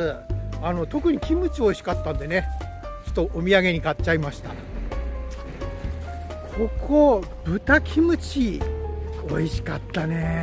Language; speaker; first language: Japanese; native; Japanese